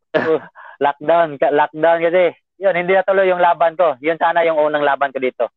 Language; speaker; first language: Filipino; non-native, local second language; Cebuano